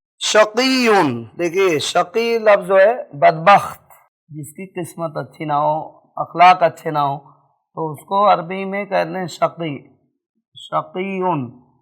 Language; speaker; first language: Urdu; native; Urdu